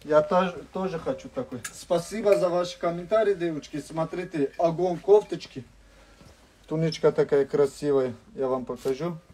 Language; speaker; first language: Russian; non-native, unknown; Turkish